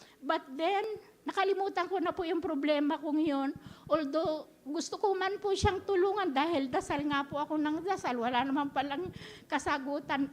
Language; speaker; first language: Filipino; native; Filipino